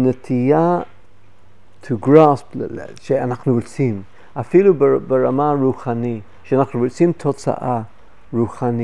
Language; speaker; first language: Hebrew; non-native, fluent; English